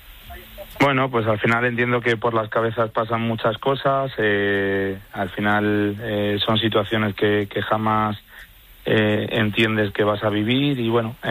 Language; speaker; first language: Spanish; native; Spanish